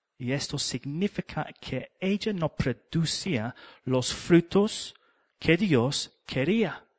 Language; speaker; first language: Spanish; non-native, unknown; English